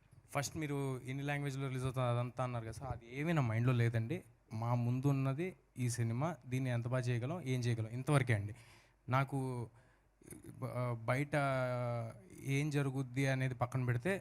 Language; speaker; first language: Telugu; native; Telugu